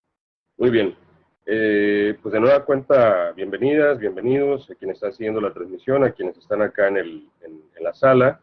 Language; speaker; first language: Spanish; native; Spanish